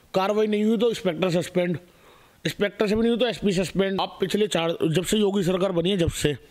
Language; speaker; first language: Hindi; native; Hindi